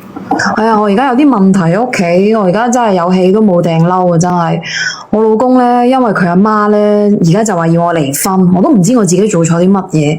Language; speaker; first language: Cantonese; native; Cantonese